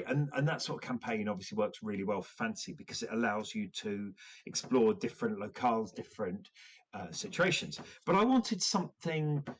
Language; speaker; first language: English; native; English